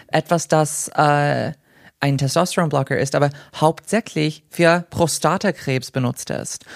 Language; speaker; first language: German; non-native, fluent; English